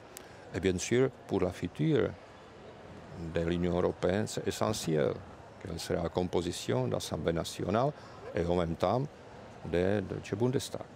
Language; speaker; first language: French; non-native, fluent; Czech